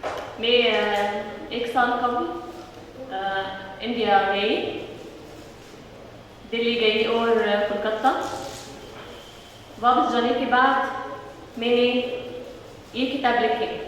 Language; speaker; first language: Hindi; non-native, fluent; Arabic